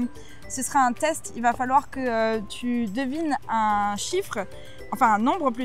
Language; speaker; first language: French; native; French